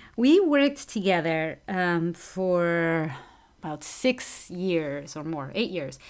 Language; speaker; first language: English; non-native, fluent; Portuguese